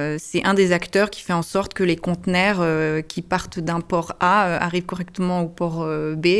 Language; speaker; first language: French; early bilingual, heritage; French